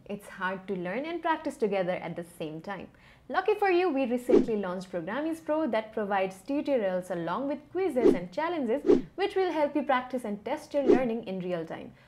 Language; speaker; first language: English; non-native, local second language; Nepali